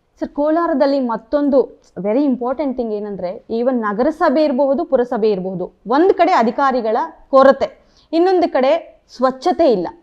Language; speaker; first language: Kannada; native; Kannada